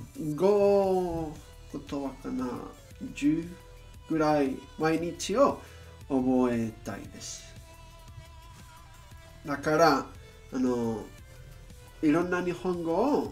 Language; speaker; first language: Japanese; non-native, learner; English